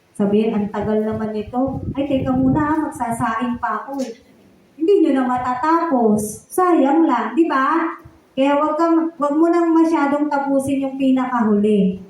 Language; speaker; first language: Filipino; native; Filipino